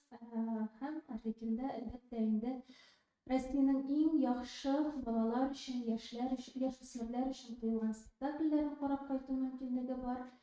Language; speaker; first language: Tatar; native; Tatar